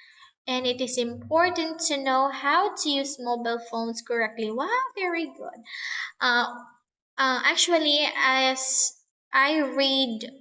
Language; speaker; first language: English; non-native, fluent; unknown